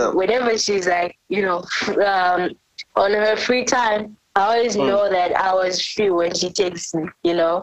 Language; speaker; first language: English; non-native, local second language; North Ndebele